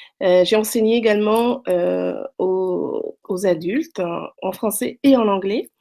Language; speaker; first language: French; non-native, local second language; Arabic